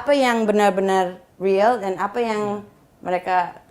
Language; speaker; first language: Indonesian; non-native, fluent; English